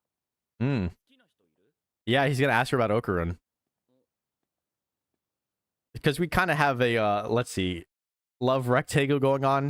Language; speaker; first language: English; native; English